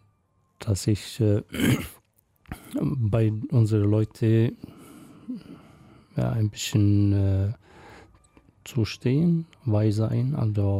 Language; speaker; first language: German; non-native, fluent; Arabic